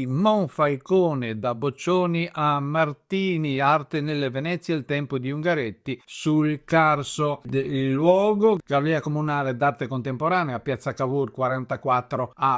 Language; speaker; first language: Italian; native; Italian